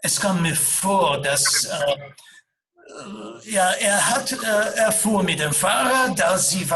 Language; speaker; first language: German; non-native, fluent; Russian